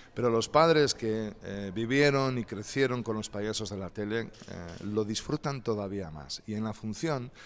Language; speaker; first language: Spanish; native; Spanish